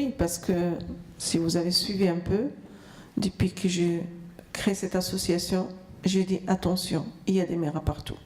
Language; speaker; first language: French; non-native, fluent; Arabic